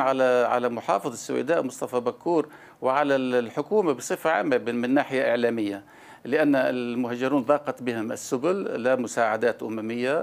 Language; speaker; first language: Arabic; native; Arabic